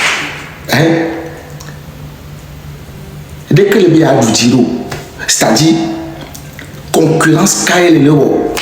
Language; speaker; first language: French; non-native, local second language; Ewe